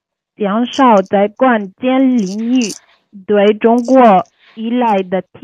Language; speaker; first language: Chinese; non-native, learner; Arabic